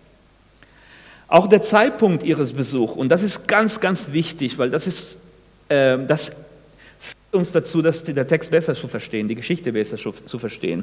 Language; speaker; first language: German; non-native, fluent; Spanish